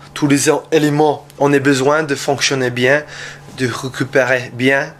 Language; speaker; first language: French; non-native, learner; English